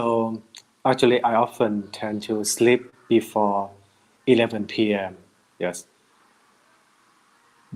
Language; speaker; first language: English; non-native, learner; Vietnamese